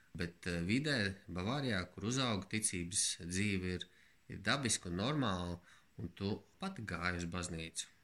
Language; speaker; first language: Latvian; native; Latvian